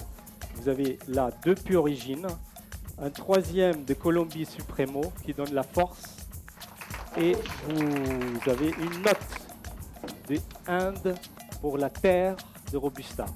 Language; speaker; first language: French; non-native, fluent; German